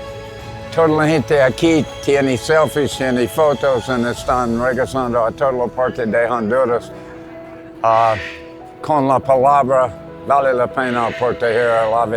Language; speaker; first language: Spanish; non-native, learner; English